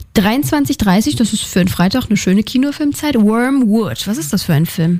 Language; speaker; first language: German; native; German